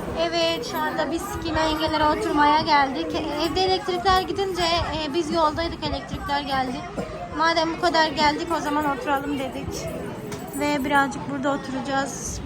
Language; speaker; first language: Turkish; non-native, fluent; Urdu